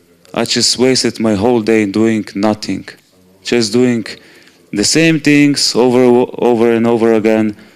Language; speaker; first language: English; non-native, fluent; Slovenian